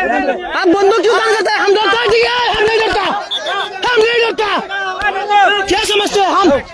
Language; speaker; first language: Hindi; non-native, learner; Bangla